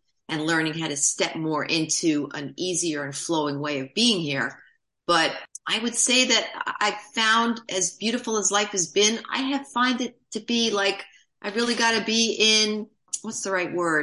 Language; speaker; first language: English; native; English